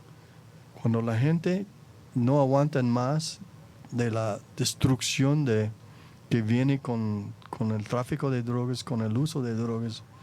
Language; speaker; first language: Spanish; non-native, fluent; English